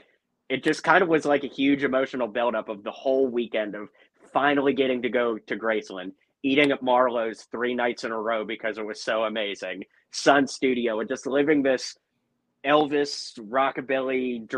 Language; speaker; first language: English; native; English